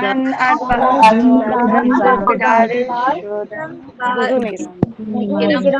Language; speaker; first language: Persian; non-native, learner; Urdu